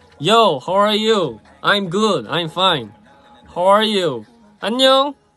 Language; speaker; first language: English; non-native, learner; Korean